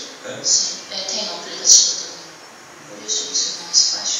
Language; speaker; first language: Portuguese; non-native, learner; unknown